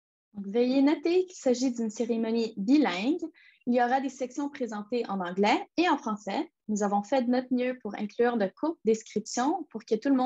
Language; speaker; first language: French; native; French